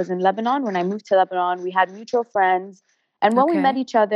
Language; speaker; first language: English; non-native, local second language; Arabic